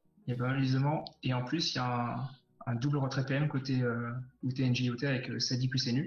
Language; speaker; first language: French; native; French